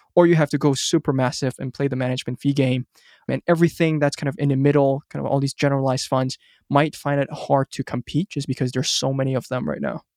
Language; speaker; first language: English; non-native, local second language; Cantonese